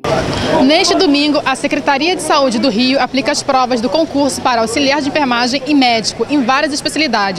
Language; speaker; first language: Portuguese; native; Portuguese